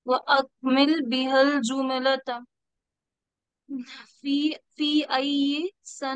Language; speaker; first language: Arabic; non-native, learner; Urdu